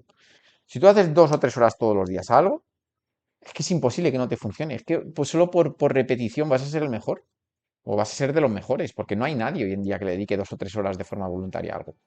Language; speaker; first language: Spanish; native; Spanish